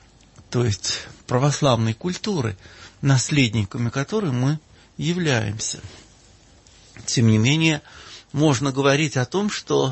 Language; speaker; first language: Russian; native; Russian